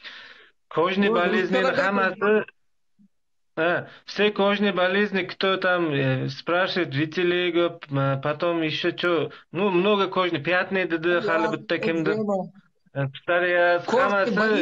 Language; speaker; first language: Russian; non-native, local second language; Uzbek